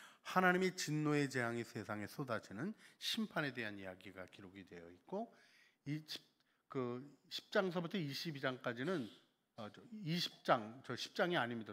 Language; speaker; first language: Korean; native; Korean